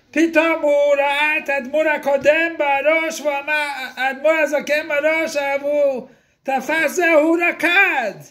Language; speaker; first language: Hebrew; non-native, fluent; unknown